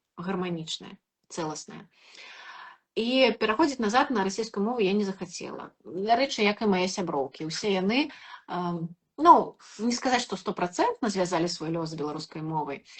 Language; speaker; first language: Belarusian; non-native, local second language; Russian